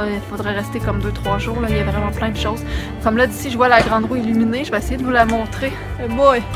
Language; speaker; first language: French; native; French